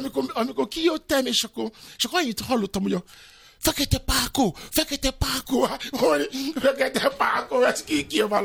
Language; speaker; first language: Hungarian; non-native, fluent; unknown